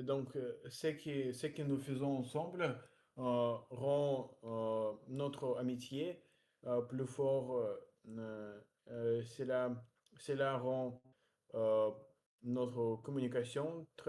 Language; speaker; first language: French; non-native, learner; Russian